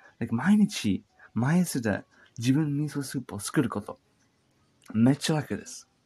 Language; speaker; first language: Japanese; non-native, learner; English